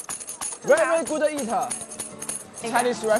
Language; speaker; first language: English; non-native, learner; Chinese